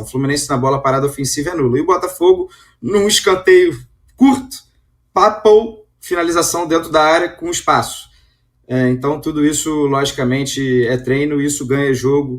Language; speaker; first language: Portuguese; native; Portuguese